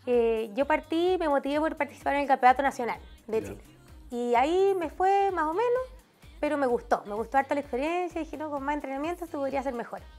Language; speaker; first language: Spanish; native; Spanish